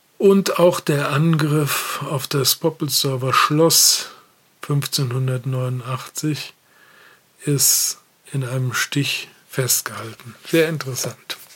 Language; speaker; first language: German; native; German